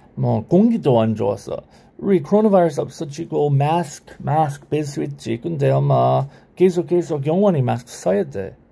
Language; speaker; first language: Korean; non-native, learner; English